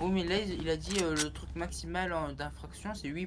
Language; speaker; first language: French; native; French